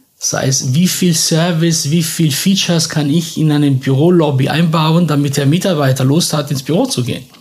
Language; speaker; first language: German; non-native, fluent; Italian